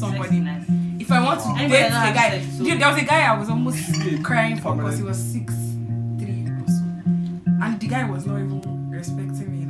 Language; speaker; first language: English; non-native, local second language; Igbo